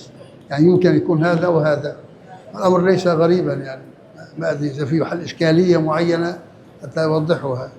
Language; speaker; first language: Arabic; native; Arabic